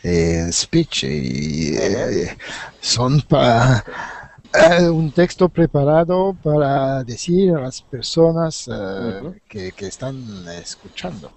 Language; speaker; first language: Spanish; non-native, learner; French